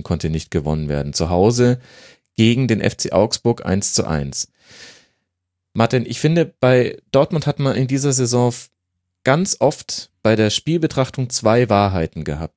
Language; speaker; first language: German; native; German